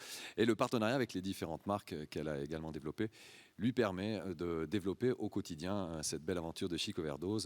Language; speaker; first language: French; native; French